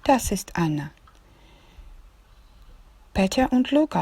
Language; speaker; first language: German; non-native, fluent; Russian